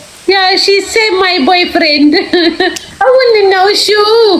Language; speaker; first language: English; non-native, learner; Amharic